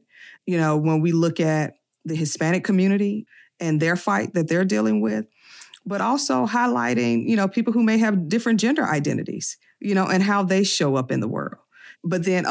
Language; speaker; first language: English; native; English